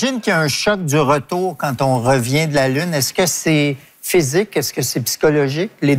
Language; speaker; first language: French; native; French